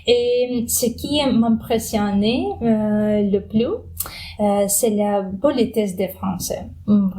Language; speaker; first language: French; non-native, fluent; Ukrainian